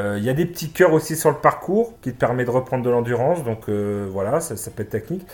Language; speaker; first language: French; native; French